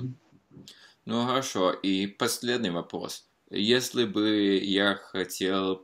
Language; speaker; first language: Russian; non-native, fluent; Norwegian